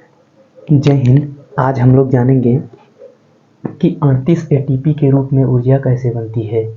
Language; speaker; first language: Hindi; native; Hindi